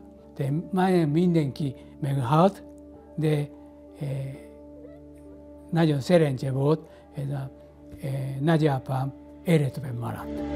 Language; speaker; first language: Hungarian; non-native, learner; Japanese